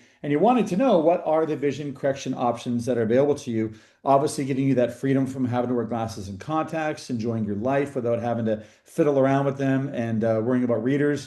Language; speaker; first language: English; native; English